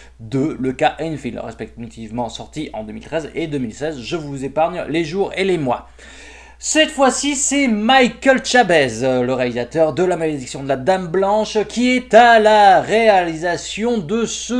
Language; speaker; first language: French; native; French